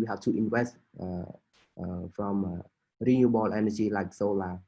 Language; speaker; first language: English; non-native, fluent; Khmer